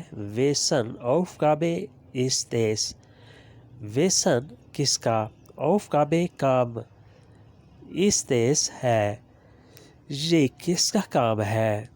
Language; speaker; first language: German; non-native, learner; Urdu